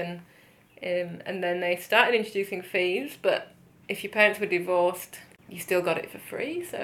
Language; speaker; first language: English; native; English